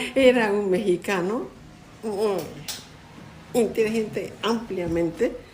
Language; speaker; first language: Spanish; non-native, fluent; Japanese